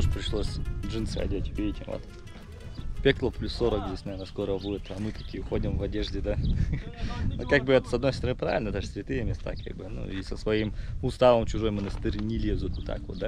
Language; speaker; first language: Russian; native; Russian